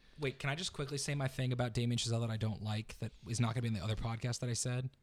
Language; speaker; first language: English; native; English